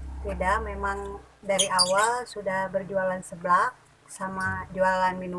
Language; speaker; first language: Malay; non-native, local second language; Sundanese